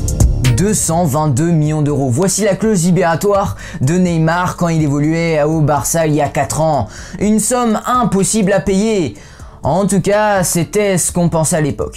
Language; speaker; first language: French; native; French